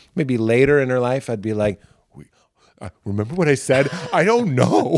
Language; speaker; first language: English; native; English